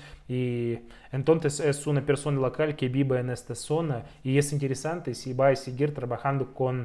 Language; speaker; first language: Spanish; non-native, fluent; Russian